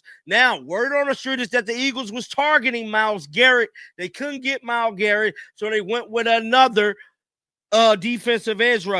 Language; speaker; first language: English; native; English